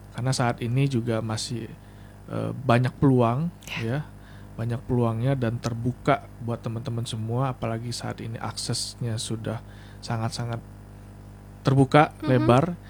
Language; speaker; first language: Indonesian; non-native, local second language; Minangkabau